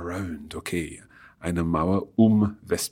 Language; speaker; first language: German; non-native, learner; English